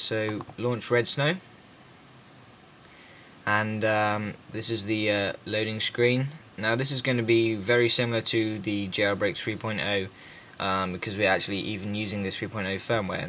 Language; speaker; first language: English; native; English